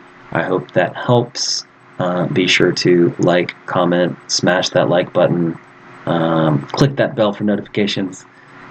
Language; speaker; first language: English; native; English